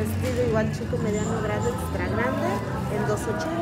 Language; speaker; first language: Spanish; native; Spanish